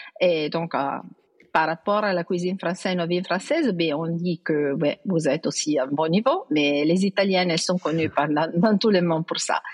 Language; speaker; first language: French; non-native, fluent; Italian